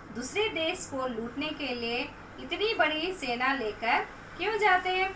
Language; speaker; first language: Hindi; non-native, local second language; Telugu